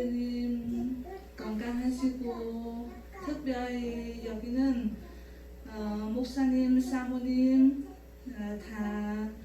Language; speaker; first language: Korean; non-native, learner; Vietnamese